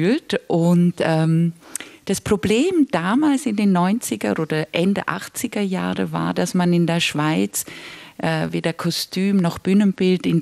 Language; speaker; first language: German; native; German